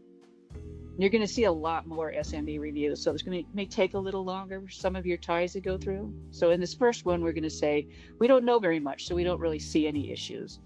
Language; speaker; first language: English; native; English